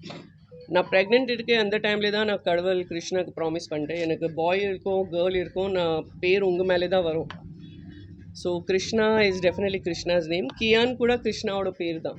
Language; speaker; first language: Tamil; non-native, fluent; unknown